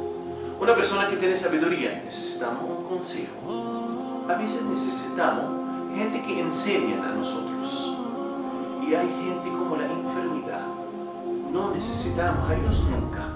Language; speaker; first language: Spanish; non-native, fluent; Arabic